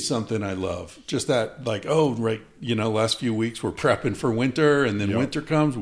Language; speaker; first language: English; native; English